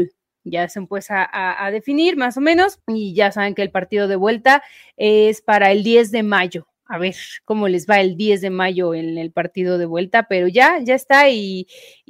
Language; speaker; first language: Spanish; native; Spanish